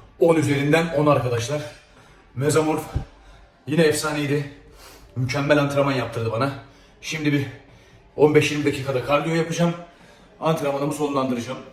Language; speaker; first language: Turkish; native; Turkish